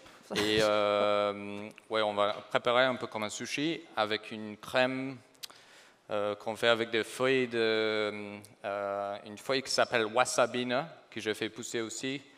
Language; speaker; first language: French; non-native, fluent; English